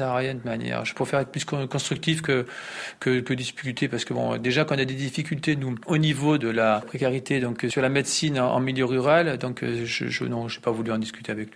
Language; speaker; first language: French; native; French